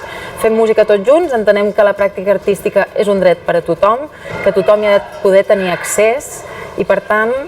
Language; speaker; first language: Catalan; native; Catalan